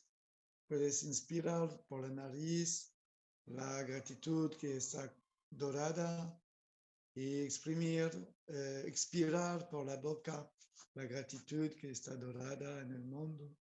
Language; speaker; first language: Spanish; non-native, learner; French